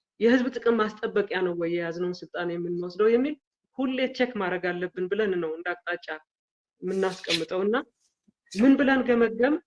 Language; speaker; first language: Amharic; non-native, local second language; Tigrinya